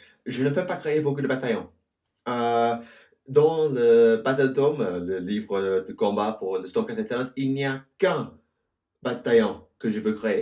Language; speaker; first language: French; non-native, learner; English